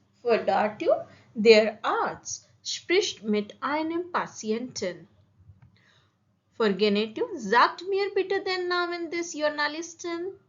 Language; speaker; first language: German; non-native, fluent; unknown